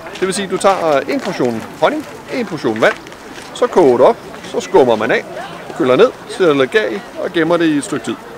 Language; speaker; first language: Danish; native; Danish